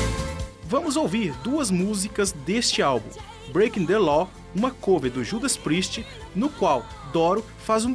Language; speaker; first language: Portuguese; native; Portuguese